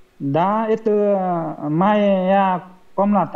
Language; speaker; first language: Russian; non-native, learner; Vietnamese